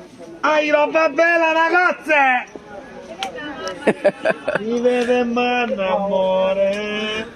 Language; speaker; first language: Italian; native; Italian